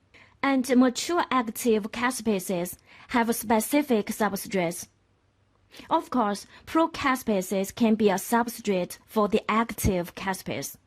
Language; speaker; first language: English; non-native, fluent; Chinese